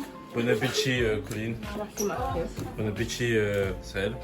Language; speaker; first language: French; native; French